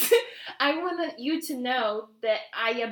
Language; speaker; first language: English; non-native, fluent; Portuguese